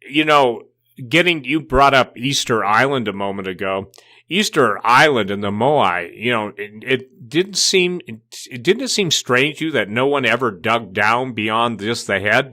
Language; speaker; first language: English; native; English